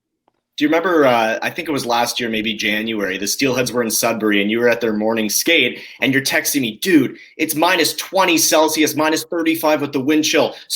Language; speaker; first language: English; native; English